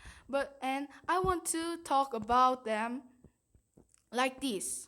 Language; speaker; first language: English; non-native, learner; Korean